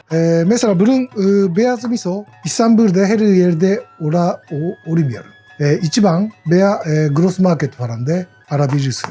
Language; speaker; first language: Turkish; non-native, learner; Japanese